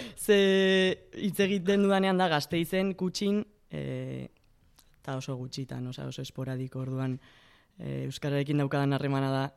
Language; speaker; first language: Basque; non-native, local second language; Spanish